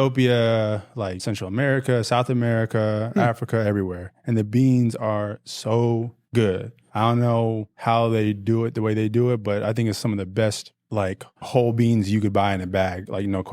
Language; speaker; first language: English; native; English